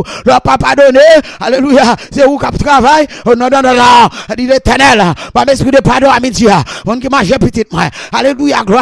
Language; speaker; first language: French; non-native, local second language; Haitian Creole